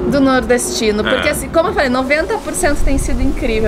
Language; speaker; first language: Portuguese; native; Portuguese